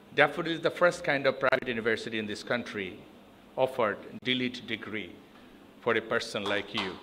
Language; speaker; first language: English; non-native, local second language; Bangla